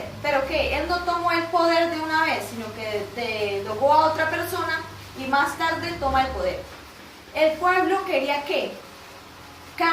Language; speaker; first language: Spanish; native; Spanish